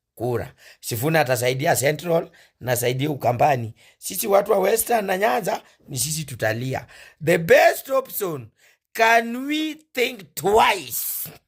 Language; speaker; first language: Swahili; non-native, local second language; Luyia